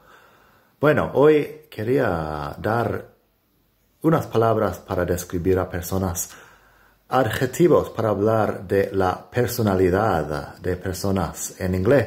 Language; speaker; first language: Spanish; non-native, fluent; English